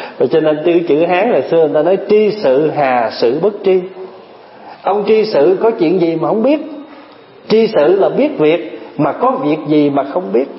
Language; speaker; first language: Vietnamese; early bilingual, other home language; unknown